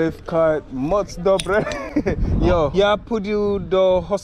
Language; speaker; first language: Czech; non-native, learner; English